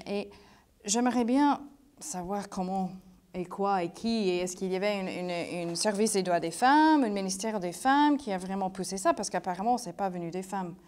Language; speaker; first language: French; non-native, fluent; English